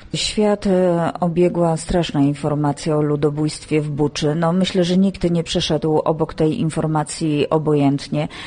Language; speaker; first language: Polish; native; Polish